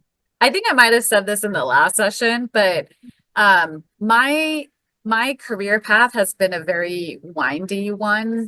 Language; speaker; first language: English; native; English